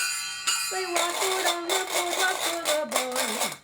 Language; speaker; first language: English; native; English